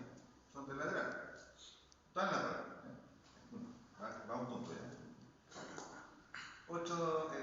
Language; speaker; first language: Spanish; native; Spanish